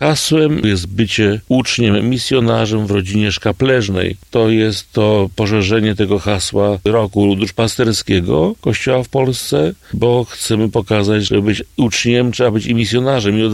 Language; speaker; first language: Polish; native; Polish